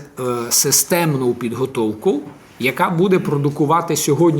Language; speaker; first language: Ukrainian; native; Ukrainian